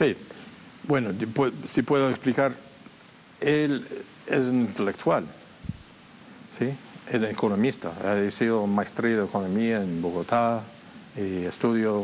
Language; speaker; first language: Spanish; non-native, fluent; English